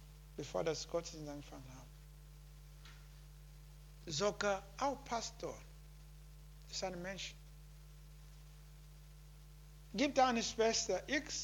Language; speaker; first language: German; non-native, learner; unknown